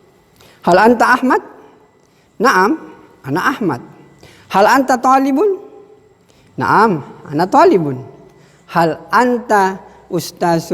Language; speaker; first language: Arabic; non-native, fluent; Indonesian